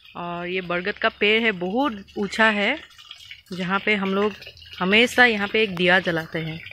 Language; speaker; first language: Hindi; non-native, local second language; Assamese